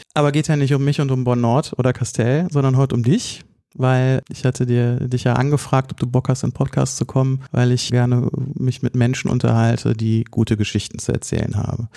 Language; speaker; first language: German; native; German